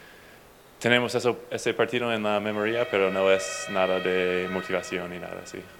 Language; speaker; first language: Spanish; non-native, fluent; English